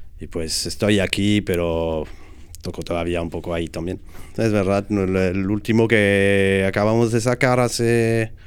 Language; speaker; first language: Spanish; non-native, fluent; French